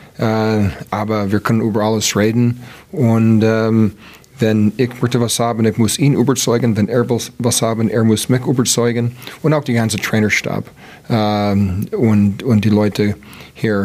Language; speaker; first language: German; non-native, learner; English